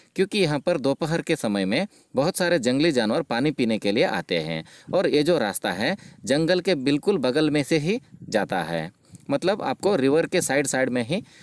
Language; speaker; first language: Hindi; non-native, local second language; Kannada